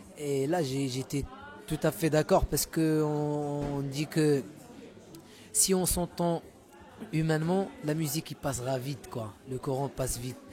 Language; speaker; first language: French; non-native, local second language; Arabic